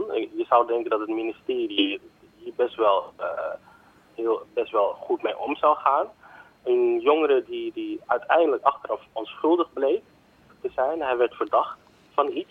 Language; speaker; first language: Dutch; native; Dutch